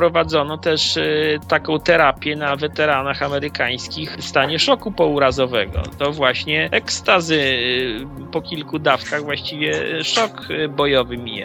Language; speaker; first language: Polish; native; Polish